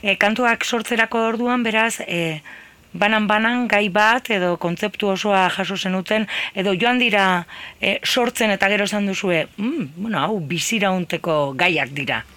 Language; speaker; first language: Basque; native; Basque